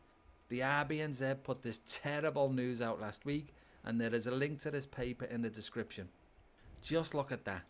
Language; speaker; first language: English; native; English